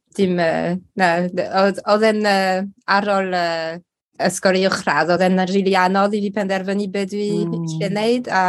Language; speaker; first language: Welsh; non-native, local second language; English